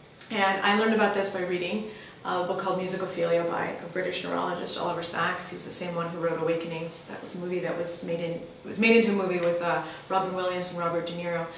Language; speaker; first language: English; early bilingual, other home language; Russian